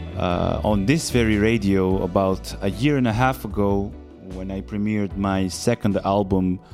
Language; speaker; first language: English; non-native, fluent; Serbian